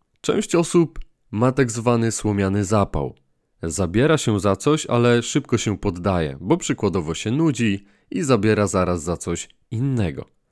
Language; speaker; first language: Polish; native; Polish